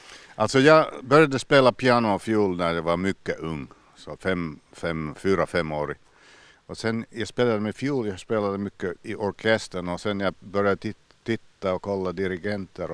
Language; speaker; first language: Swedish; non-native, local second language; Finnish